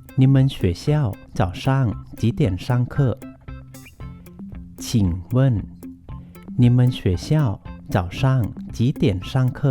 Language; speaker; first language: Chinese; non-native, fluent; Thai